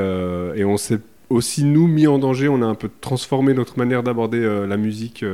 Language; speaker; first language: French; native; French